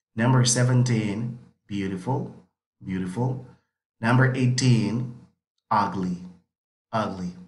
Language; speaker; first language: English; non-native, fluent; Spanish